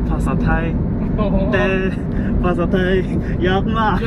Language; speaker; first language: Thai; non-native, learner; Korean